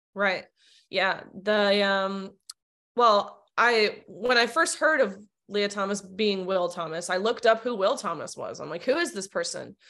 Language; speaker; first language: English; native; English